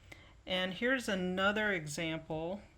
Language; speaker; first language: English; native; English